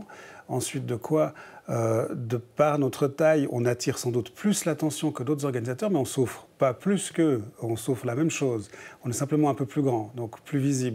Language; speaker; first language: French; native; French